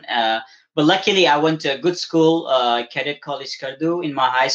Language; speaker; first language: English; non-native, local second language; Balti